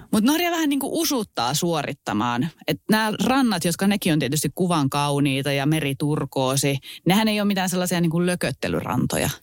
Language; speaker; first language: Finnish; native; Finnish